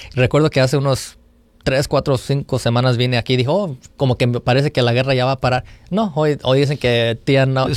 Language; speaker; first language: Spanish; early bilingual, heritage; Spanish